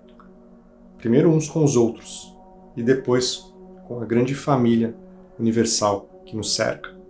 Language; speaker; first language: Portuguese; native; Portuguese